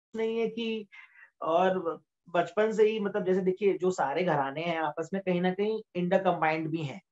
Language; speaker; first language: Hindi; native; Hindi